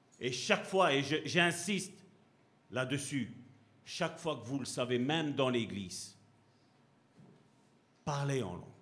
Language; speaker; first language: French; native; French